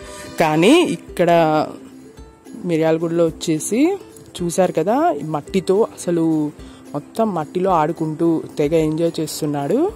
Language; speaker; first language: Telugu; native; Telugu